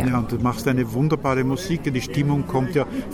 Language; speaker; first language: German; native; German